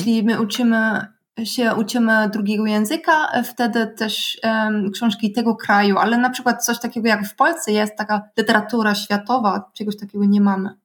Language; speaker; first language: Polish; non-native, learner; German